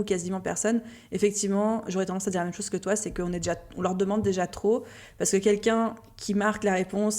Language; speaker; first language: French; native; French